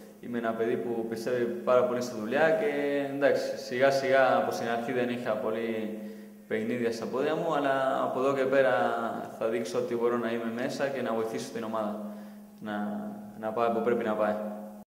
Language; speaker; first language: Greek; non-native, fluent; Spanish